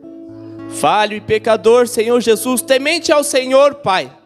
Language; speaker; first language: Portuguese; native; Portuguese